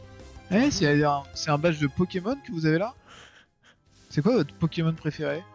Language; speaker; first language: French; native; French